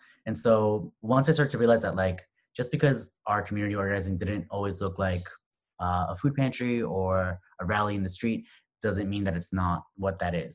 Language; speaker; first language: English; native; English